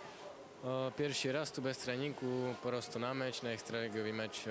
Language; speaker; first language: Polish; non-native, learner; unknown